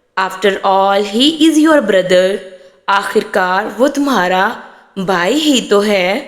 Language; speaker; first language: Urdu; native; Urdu